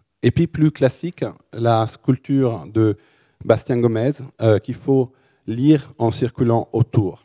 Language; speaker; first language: French; native; French